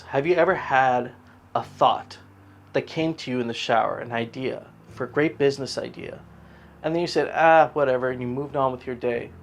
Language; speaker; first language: English; native; English